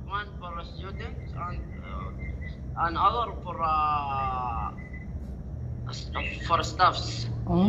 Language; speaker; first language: English; non-native, learner; Arabic